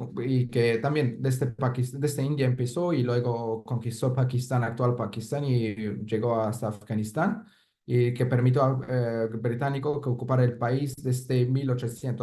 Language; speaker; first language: Spanish; non-native, fluent; Persian